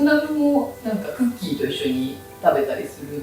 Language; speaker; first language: Japanese; native; Japanese